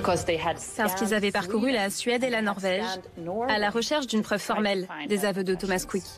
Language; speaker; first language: French; native; French